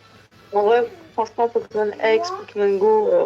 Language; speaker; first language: French; native; French